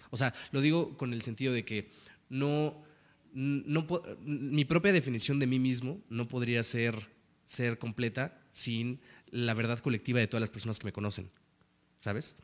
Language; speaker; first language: Spanish; native; Spanish